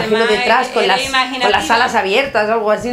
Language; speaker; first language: Spanish; native; Spanish